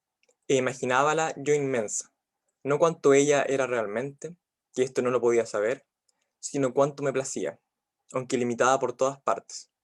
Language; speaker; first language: Spanish; native; Spanish